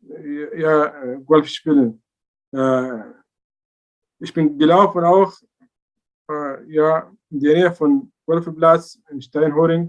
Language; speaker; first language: German; non-native, learner; Arabic